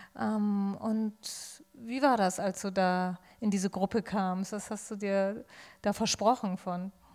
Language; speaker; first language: German; native; German